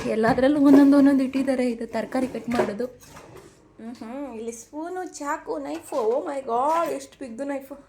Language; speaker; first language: Kannada; native; Kannada